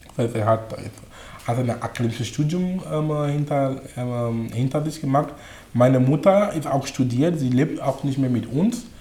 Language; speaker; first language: German; non-native, fluent; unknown